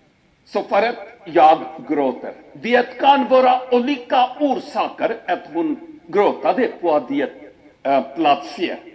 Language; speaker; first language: Swedish; non-native, fluent; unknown